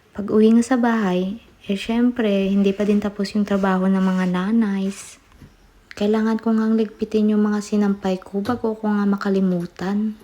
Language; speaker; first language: Filipino; native; Filipino